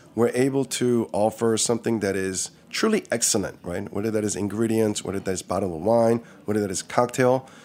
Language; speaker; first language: English; early bilingual, other home language; Korean